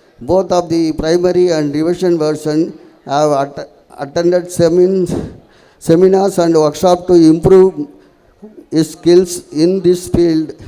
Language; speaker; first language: English; non-native, local second language; Tamil